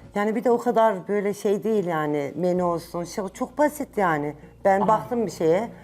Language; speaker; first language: Turkish; native; Turkish